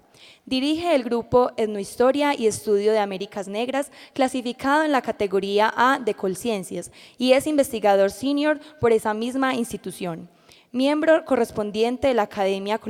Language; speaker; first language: Spanish; native; Spanish